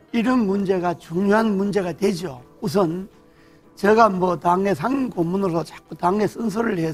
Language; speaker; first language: Korean; native; Korean